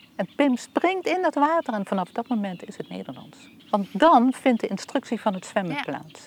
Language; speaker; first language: Dutch; native; Dutch